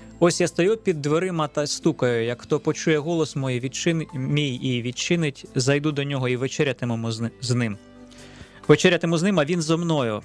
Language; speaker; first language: Ukrainian; non-native, local second language; Russian